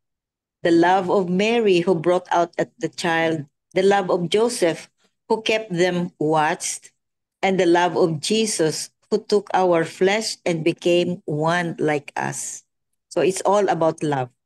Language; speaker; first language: English; non-native, local second language; Filipino